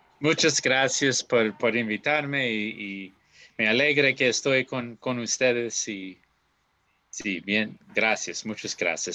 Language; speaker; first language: Spanish; non-native, learner; English